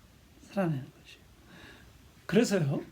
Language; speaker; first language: Korean; native; Korean